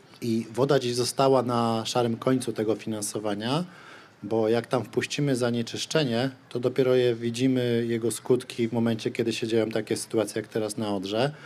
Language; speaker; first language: Polish; native; Polish